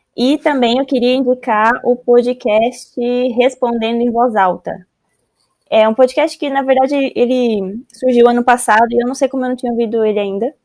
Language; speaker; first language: Portuguese; native; Portuguese